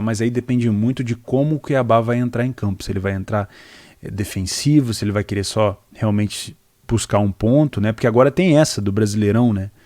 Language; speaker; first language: Portuguese; native; Portuguese